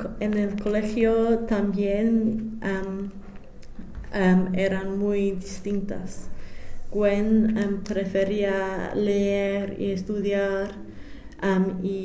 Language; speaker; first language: Spanish; non-native, fluent; English